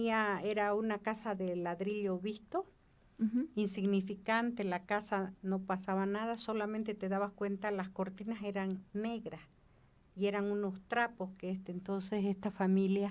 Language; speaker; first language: Spanish; native; Spanish